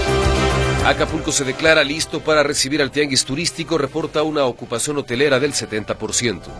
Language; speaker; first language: Spanish; native; Spanish